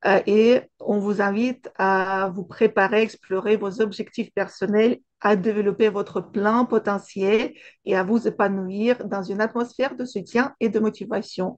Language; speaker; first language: French; non-native, fluent; Russian